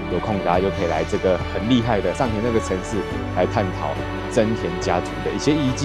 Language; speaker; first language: Chinese; native; Chinese